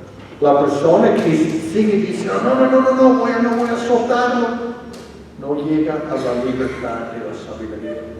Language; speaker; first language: Spanish; non-native, fluent; English